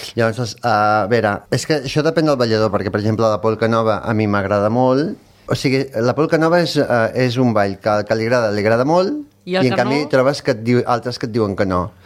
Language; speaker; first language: Catalan; native; Catalan